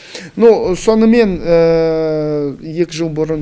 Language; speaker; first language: Kazakh; non-native, local second language; Russian